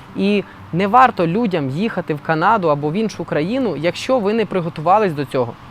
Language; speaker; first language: Ukrainian; non-native, local second language; Russian